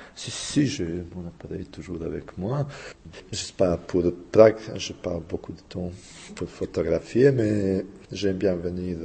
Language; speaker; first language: French; non-native, fluent; Bosnian